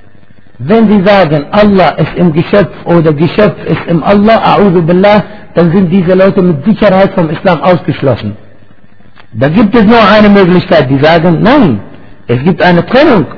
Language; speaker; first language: German; non-native, fluent; Arabic